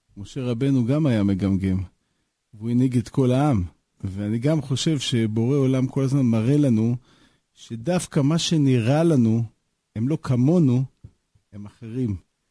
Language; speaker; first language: Hebrew; native; Hebrew